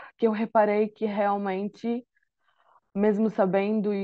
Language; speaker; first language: Portuguese; non-native, fluent; Arabic